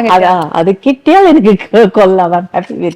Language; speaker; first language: Malayalam; non-native, fluent; Tamil